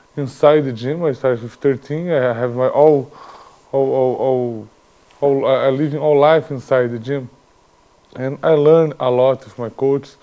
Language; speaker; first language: English; non-native, learner; Portuguese